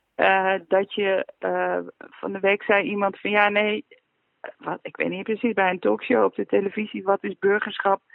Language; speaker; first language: Dutch; native; Dutch